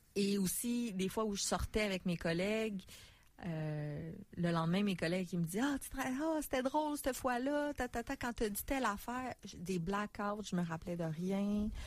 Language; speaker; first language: French; native; French